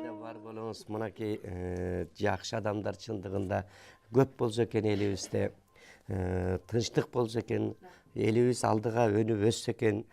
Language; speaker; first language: Kyrgyz; native; Kyrgyz